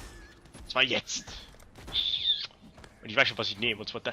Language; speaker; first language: German; native; German